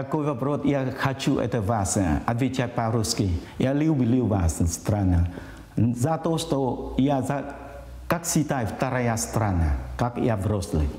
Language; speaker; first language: Russian; non-native, learner; Vietnamese